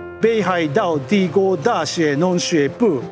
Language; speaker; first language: Chinese; non-native, learner; Japanese